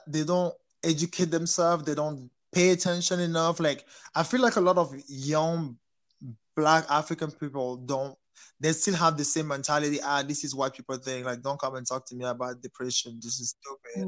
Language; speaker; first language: English; non-native, local second language; French